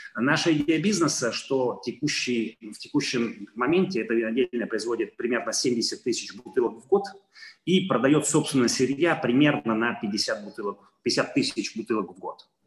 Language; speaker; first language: Russian; non-native, fluent; Italian